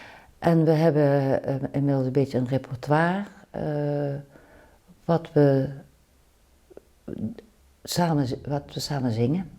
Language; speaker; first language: Dutch; native; Dutch